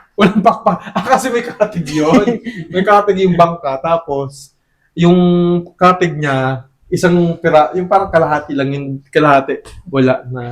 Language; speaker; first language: Filipino; native; Filipino